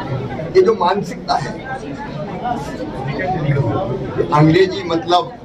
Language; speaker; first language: Hindi; native; Hindi